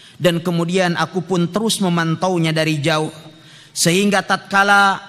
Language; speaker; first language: Indonesian; native; Indonesian